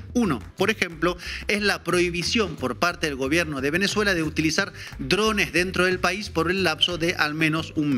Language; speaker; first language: Spanish; native; Spanish